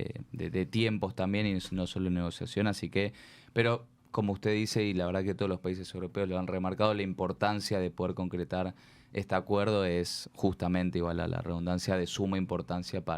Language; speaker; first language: Spanish; native; Spanish